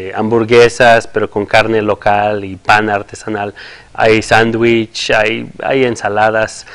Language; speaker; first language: Spanish; non-native, fluent; French